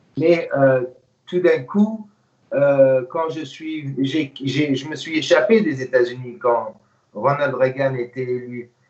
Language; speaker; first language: French; non-native, fluent; English